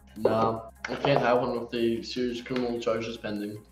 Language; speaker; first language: English; native; English